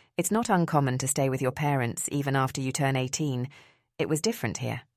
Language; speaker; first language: English; early bilingual, other home language; Spanish